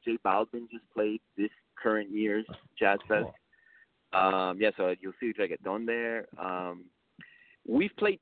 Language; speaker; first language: English; early bilingual, other home language; Spanish